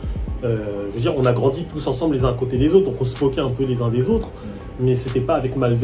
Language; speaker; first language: French; native; French